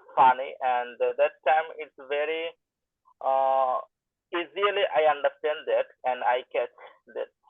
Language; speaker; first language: English; non-native, learner; Bangla